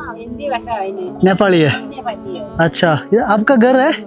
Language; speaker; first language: Hindi; non-native, local second language; Malayalam